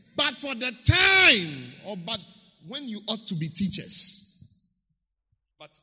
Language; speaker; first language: English; non-native, local second language; Akan